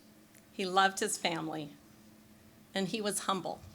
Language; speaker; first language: English; native; English